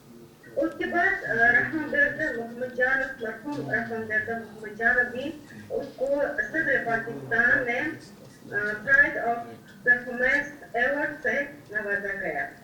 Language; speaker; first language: Hindi; non-native, fluent; Uzbek